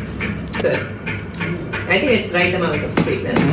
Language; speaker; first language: English; non-native, local second language; Hindi